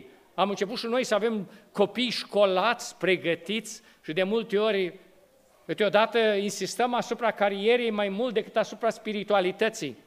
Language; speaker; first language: Romanian; native; Romanian